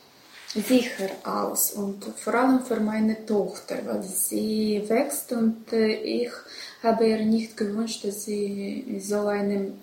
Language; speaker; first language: German; non-native, learner; Russian